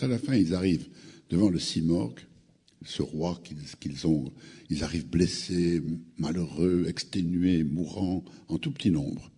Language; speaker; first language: French; native; French